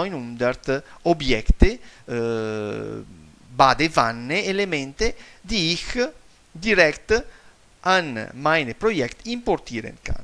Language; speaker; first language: German; non-native, fluent; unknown